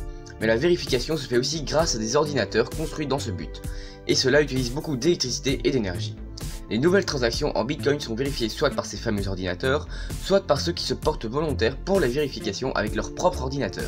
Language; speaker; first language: French; native; French